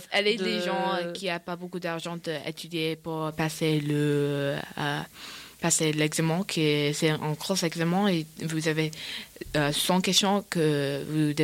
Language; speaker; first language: French; non-native, learner; English